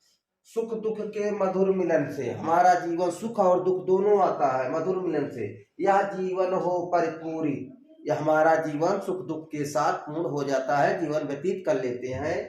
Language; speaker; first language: Hindi; native; Hindi